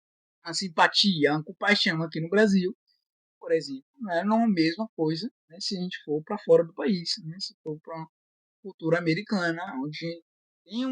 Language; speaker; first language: Portuguese; native; Portuguese